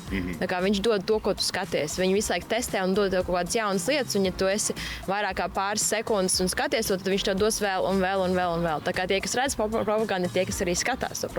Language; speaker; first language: Latvian; native; Latvian